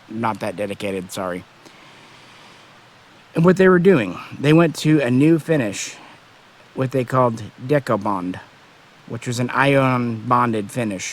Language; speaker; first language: English; native; English